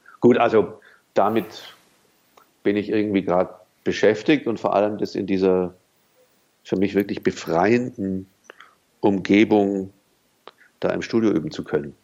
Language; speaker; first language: German; native; German